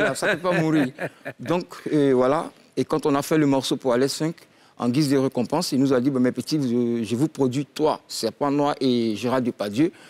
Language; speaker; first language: French; non-native, local second language; Dyula